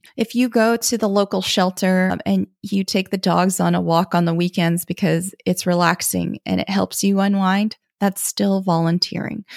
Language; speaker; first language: English; early bilingual, other home language; German